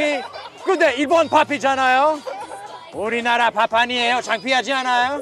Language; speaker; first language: Korean; non-native, fluent; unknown